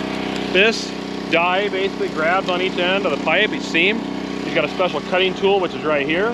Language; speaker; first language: English; native; English